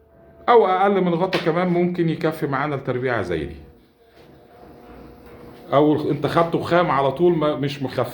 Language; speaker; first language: Arabic; native; Arabic